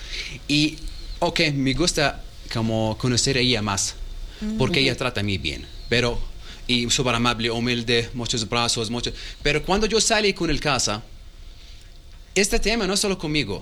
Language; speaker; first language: Spanish; non-native, learner; Arabic